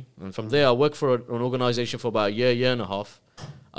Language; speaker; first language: English; native; English